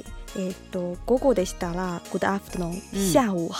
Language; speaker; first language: Japanese; non-native, fluent; Chinese